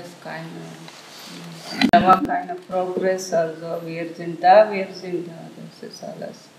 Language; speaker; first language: German; non-native, learner; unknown